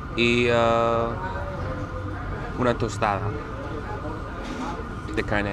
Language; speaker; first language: Spanish; non-native, learner; English